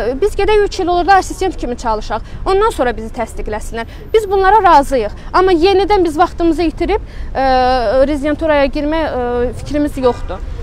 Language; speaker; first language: Azerbaijani; native; Azerbaijani